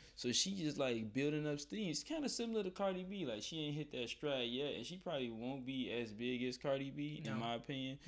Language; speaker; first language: English; native; English